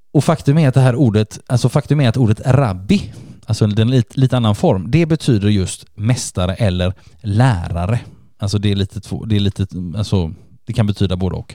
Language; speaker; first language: Swedish; native; Swedish